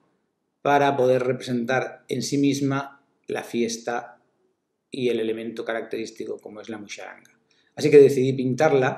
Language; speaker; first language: Spanish; native; Spanish